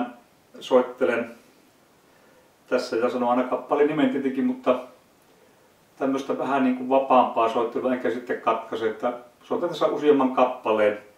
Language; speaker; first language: Finnish; native; Finnish